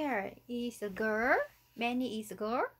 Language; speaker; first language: English; non-native, learner; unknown